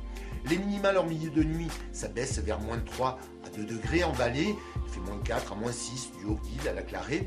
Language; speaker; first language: French; native; French